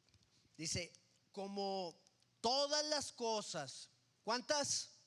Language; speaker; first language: Spanish; native; Spanish